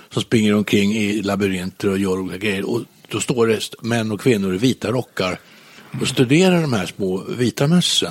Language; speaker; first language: Swedish; native; Swedish